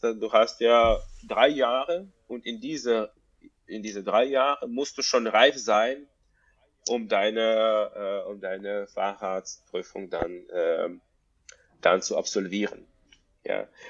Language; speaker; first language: German; non-native, fluent; Russian